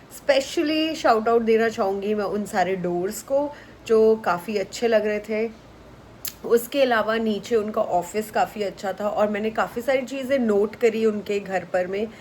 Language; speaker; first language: Hindi; native; Hindi